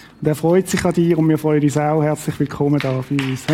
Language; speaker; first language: German; native; German